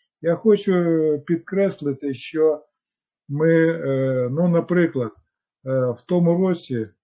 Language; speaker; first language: Ukrainian; non-native, local second language; Russian